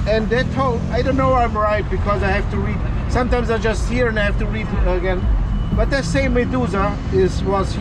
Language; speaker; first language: English; non-native, fluent; Portuguese